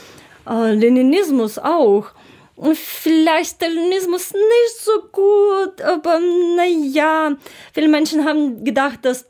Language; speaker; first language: German; non-native, learner; Ukrainian